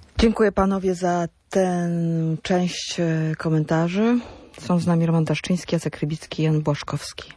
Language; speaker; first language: Polish; native; Polish